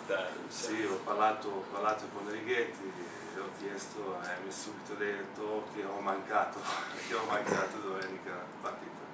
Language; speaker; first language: Italian; non-native, fluent; Slovenian